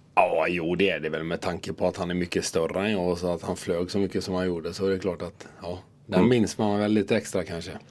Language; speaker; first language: Swedish; native; Swedish